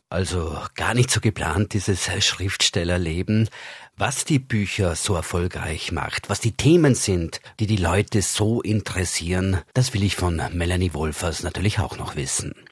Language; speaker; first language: German; native; German